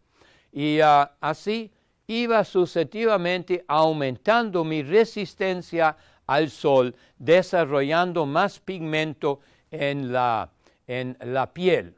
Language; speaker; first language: Spanish; non-native, fluent; German